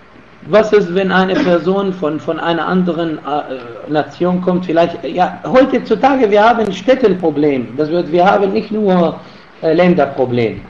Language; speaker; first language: German; non-native, fluent; Arabic